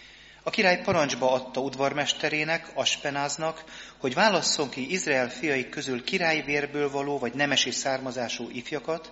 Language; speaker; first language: Hungarian; native; Hungarian